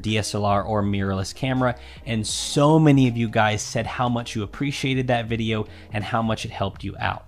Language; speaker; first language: English; native; English